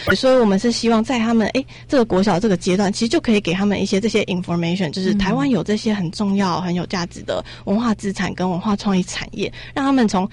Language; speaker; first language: Chinese; native; Chinese